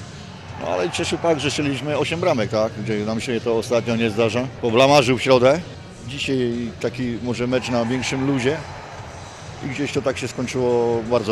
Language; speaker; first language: Polish; native; Polish